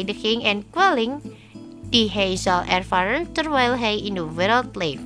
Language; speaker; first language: Dutch; non-native, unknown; Indonesian